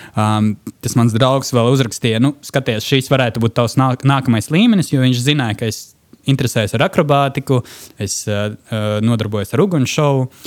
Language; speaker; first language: Latvian; non-native, local second language; Russian